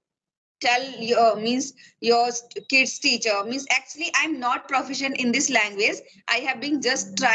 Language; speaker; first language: English; non-native, fluent; Hindi